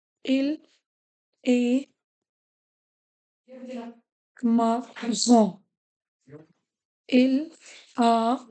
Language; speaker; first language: French; non-native, fluent; Hindi